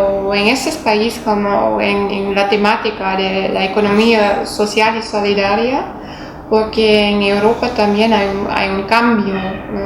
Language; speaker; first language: Spanish; non-native, fluent; German